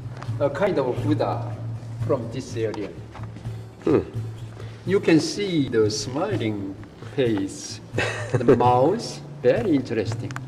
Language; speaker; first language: English; non-native, learner; Korean